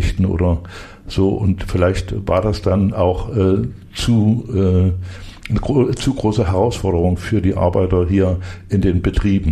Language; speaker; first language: German; native; German